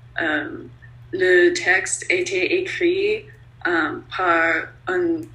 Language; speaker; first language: French; non-native, learner; English